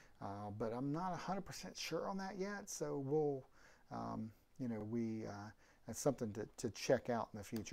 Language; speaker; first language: English; native; English